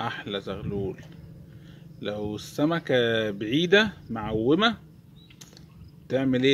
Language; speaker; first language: Arabic; native; Arabic